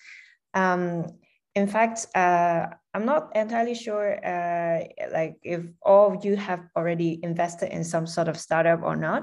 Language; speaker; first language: English; non-native, local second language; Cantonese